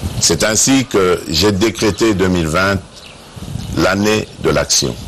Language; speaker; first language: French; non-native, local second language; Luba-Lulua